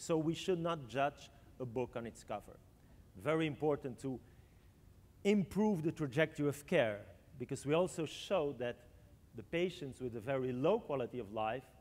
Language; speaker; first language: English; non-native, fluent; French